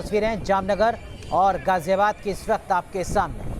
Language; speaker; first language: Hindi; native; Hindi